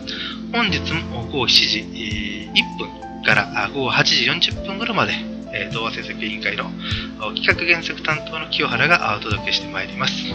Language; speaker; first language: Japanese; native; Japanese